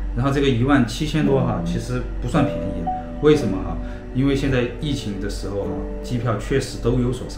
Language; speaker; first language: Chinese; native; Chinese